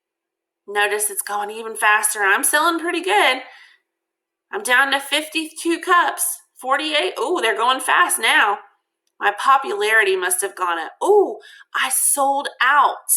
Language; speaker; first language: English; native; English